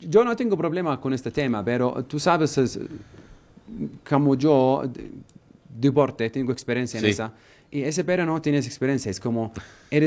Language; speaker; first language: Spanish; non-native, learner; Arabic